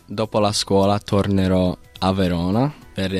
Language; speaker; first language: Italian; non-native, learner; English